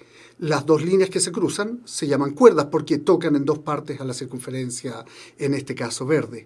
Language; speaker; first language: Spanish; native; Spanish